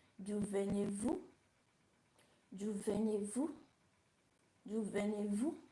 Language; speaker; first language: French; non-native, learner; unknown